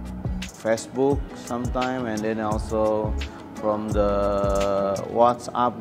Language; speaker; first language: English; non-native, learner; Indonesian